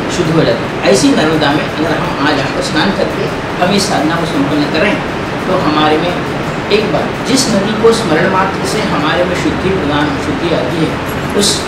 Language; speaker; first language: Hindi; native; Hindi